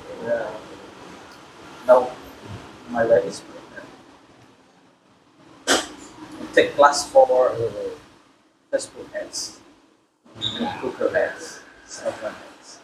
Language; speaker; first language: English; non-native, local second language; Indonesian